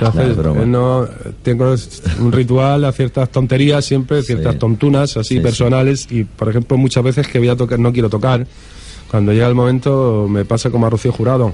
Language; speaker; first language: Spanish; native; Spanish